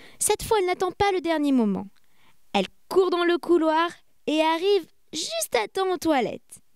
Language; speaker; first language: French; native; French